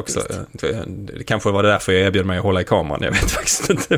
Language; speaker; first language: Swedish; native; Swedish